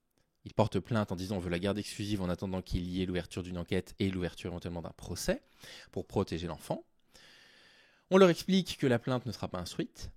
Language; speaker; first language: French; native; French